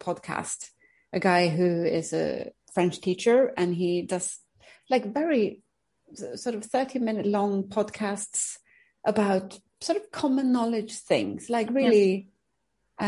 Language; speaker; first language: English; non-native, fluent; Swedish